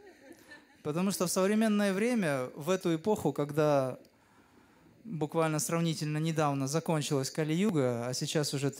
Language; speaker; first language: Russian; native; Russian